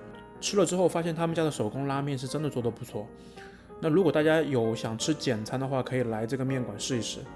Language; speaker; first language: Chinese; native; Chinese